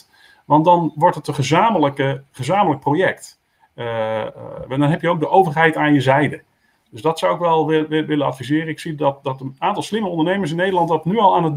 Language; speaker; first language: Dutch; native; Dutch